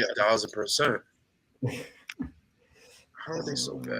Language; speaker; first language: English; native; English